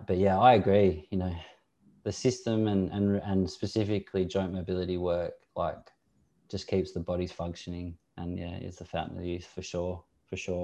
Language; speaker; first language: English; native; English